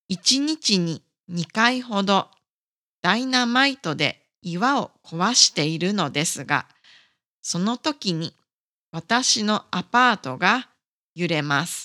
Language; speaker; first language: Japanese; native; Japanese